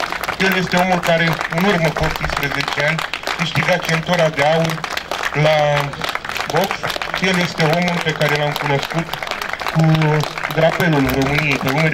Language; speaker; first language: Romanian; native; Romanian